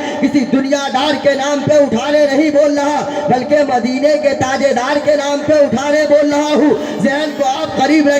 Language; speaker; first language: Hindi; native; Hindi